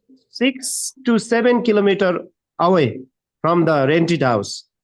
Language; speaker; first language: English; non-native, learner; Nepali